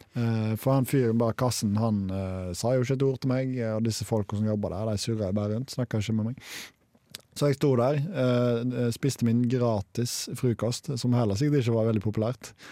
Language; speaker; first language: Norwegian; native; Norwegian